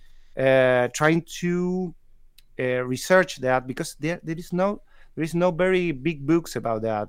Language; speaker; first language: English; non-native, fluent; Spanish